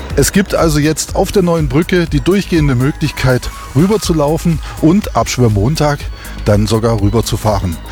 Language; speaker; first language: German; native; German